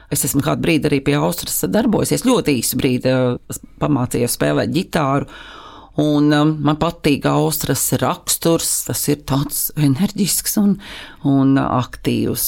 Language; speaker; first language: Latvian; native; Latvian